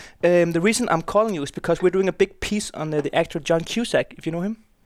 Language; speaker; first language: English; non-native, fluent; Danish